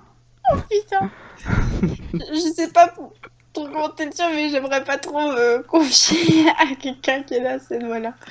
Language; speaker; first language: French; native; French